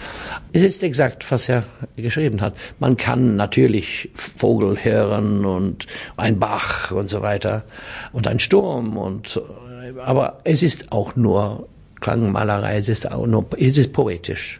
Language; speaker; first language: German; non-native, fluent; English